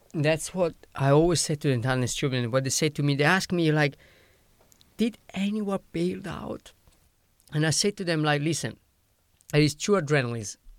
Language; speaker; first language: English; non-native, fluent; Italian